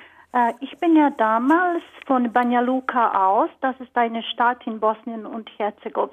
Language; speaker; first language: German; non-native, fluent; Croatian